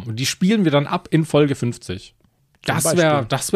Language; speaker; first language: German; native; German